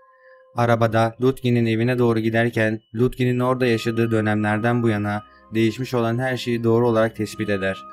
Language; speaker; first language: Turkish; native; Turkish